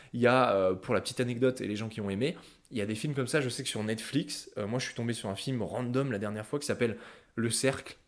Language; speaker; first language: French; native; French